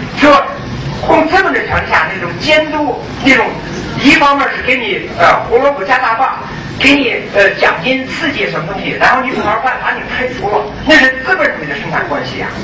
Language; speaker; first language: Chinese; early bilingual, other home language; English